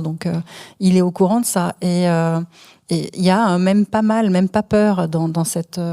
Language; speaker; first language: French; native; French